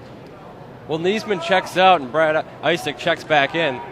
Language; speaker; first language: English; native; English